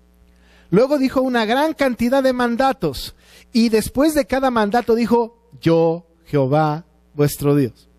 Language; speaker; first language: Spanish; native; Spanish